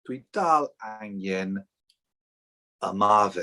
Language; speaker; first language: Welsh; non-native, learner; English